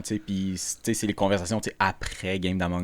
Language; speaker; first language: French; native; French